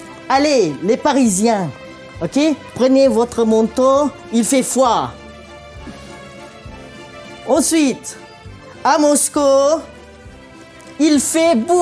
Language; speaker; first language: French; non-native, fluent; Malay